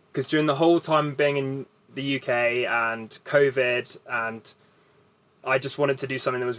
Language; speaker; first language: English; native; English